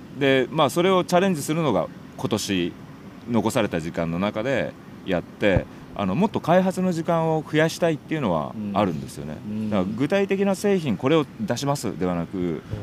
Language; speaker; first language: Japanese; native; Japanese